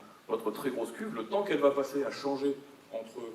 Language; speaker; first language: French; native; French